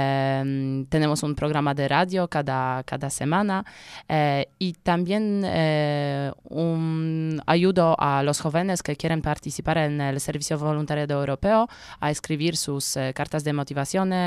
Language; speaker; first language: Spanish; non-native, learner; Polish